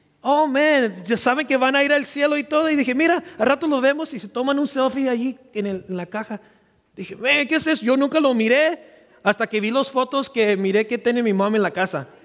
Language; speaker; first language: Spanish; early bilingual, heritage; Spanish